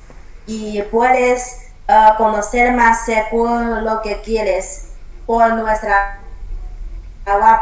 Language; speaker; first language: Spanish; non-native, learner; Chinese